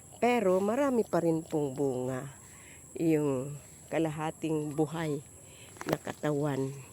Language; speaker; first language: Filipino; native; Filipino